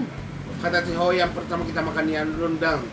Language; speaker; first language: Indonesian; non-native, fluent; Japanese